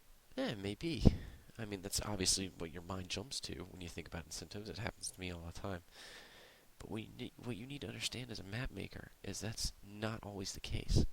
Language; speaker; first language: English; native; English